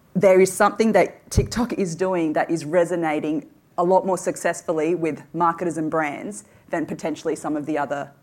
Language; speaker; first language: English; early bilingual, other home language; Hindi